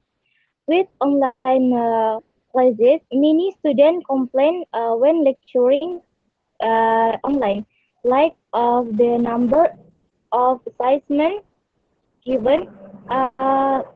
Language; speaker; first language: English; non-native, learner; Indonesian